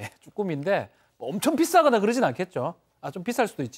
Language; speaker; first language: Korean; native; Korean